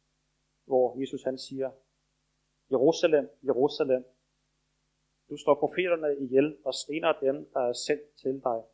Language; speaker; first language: Danish; native; Danish